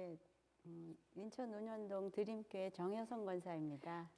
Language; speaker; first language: Korean; native; Korean